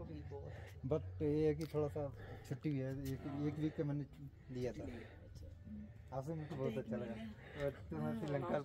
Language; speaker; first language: Hindi; native; Hindi